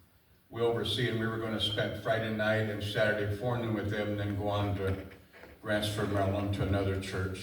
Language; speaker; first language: English; native; English